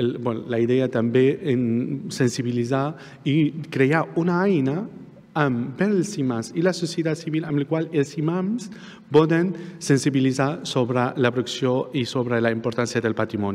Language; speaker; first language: Catalan; non-native, fluent; Arabic